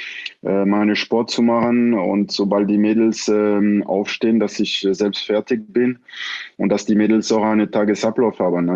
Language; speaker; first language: German; non-native, fluent; French